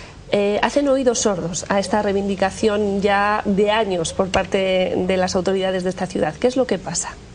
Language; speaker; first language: Spanish; native; Spanish